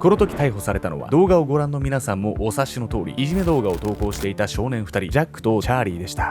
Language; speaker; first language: Japanese; native; Japanese